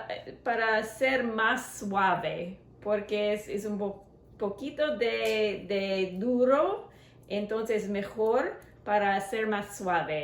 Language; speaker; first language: Spanish; non-native, learner; English